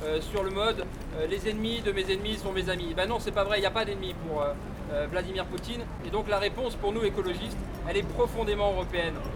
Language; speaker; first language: French; native; French